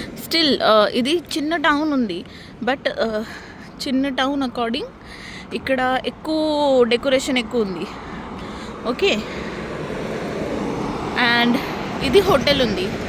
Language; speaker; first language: Telugu; non-native, learner; Marathi